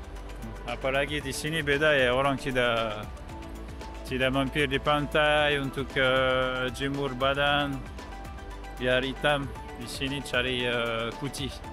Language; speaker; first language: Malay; non-native, learner; French